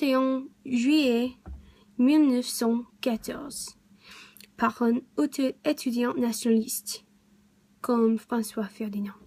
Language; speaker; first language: French; non-native, learner; English